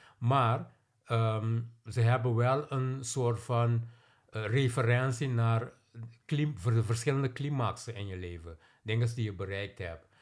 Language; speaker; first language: Dutch; non-native, local second language; Papiamento